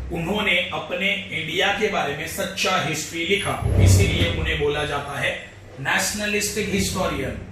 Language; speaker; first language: Hindi; non-native, local second language; Marathi